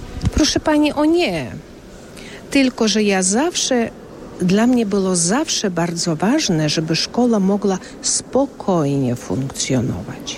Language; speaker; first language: Polish; early bilingual, heritage; Polish